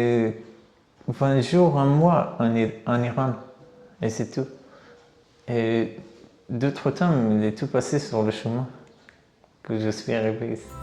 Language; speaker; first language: French; non-native, learner; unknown